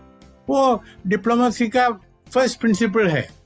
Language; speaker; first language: Hindi; non-native, local second language; Malayalam